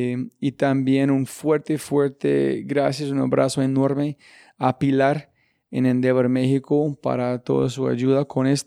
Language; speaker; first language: Spanish; non-native, learner; English